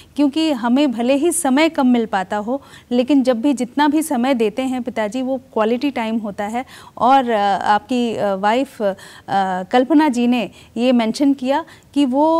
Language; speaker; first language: Hindi; native; Hindi